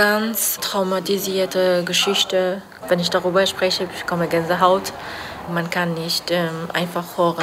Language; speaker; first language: German; non-native, learner; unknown